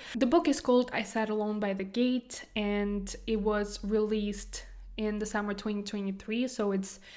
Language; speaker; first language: English; non-native, fluent; Kazakh